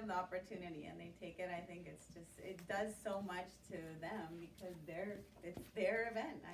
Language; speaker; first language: English; native; English